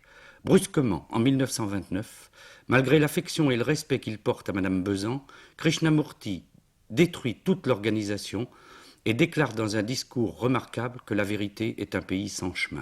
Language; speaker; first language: French; native; French